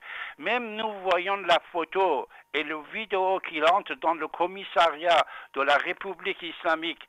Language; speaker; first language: French; non-native, fluent; Persian